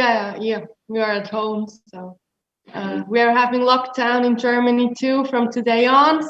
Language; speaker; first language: English; non-native, fluent; German